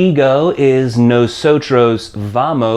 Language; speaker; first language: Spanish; non-native, fluent; English